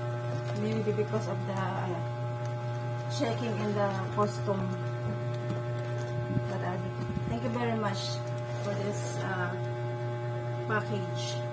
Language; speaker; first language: English; non-native, local second language; Filipino